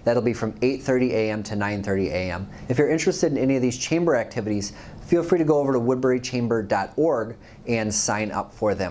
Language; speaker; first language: English; native; English